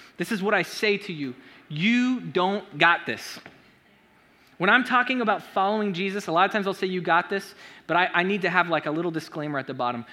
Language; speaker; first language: English; native; English